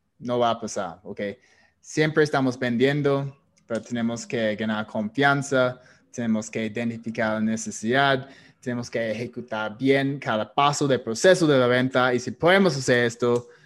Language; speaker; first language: Spanish; non-native, fluent; English